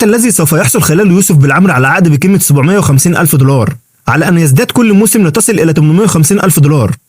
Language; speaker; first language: Arabic; native; Arabic